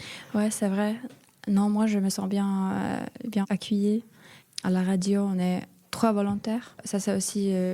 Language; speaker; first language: French; non-native, fluent; Finnish